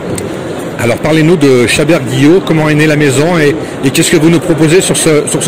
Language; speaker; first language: French; native; French